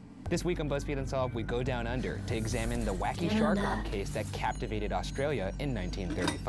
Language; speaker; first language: English; native; English